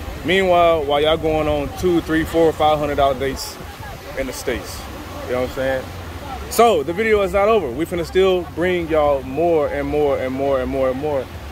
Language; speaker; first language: English; native; English